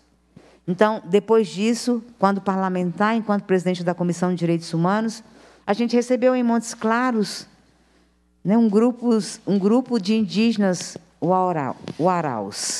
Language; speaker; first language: Portuguese; native; Portuguese